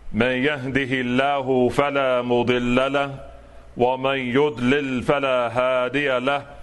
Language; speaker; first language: Arabic; non-native, fluent; English